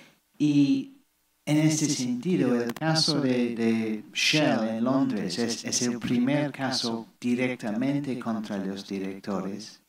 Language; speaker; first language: Spanish; non-native, fluent; English